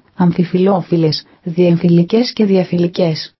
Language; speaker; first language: Greek; native; Greek